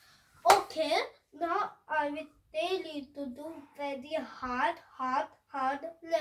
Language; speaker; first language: English; non-native, learner; Hindi